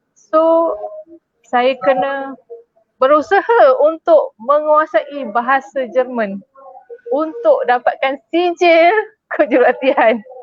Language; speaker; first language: Malay; native; Malay